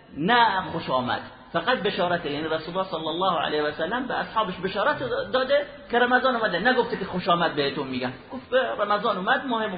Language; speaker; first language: Persian; native; Persian